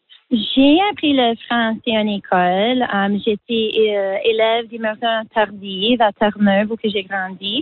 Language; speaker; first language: French; native; French